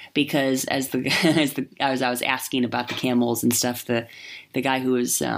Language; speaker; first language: English; native; English